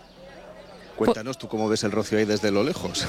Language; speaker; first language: Spanish; native; Spanish